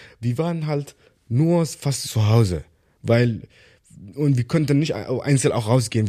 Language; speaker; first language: German; non-native, learner; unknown